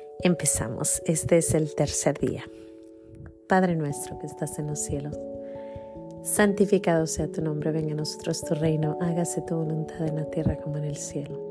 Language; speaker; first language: Spanish; native; Spanish